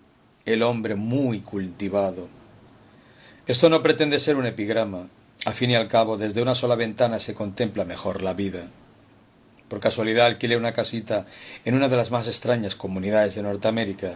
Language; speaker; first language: Spanish; native; Spanish